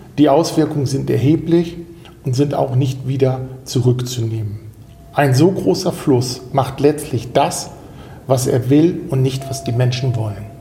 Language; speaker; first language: German; native; German